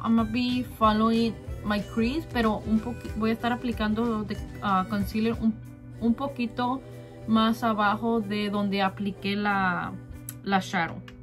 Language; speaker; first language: Spanish; early bilingual, heritage; Spanish